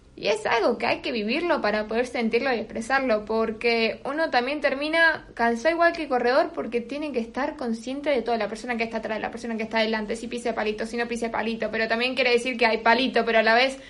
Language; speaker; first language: Spanish; native; Spanish